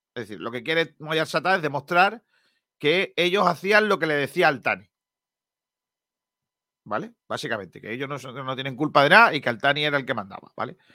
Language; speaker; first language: Spanish; native; Spanish